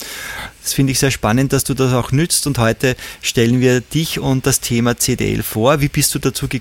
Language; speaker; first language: German; native; German